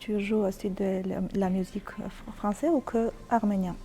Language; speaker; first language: French; non-native, learner; Armenian